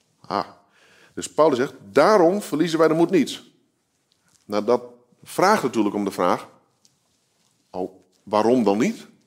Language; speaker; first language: Dutch; native; Dutch